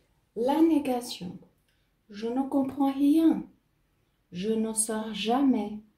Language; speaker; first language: French; non-native, fluent; Portuguese